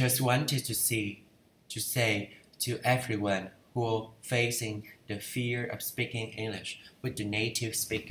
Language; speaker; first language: English; non-native, fluent; Vietnamese